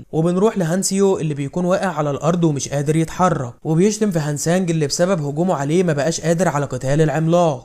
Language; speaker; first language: Arabic; native; Arabic